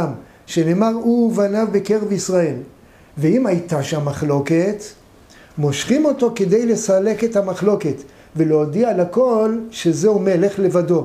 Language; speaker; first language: Hebrew; native; Hebrew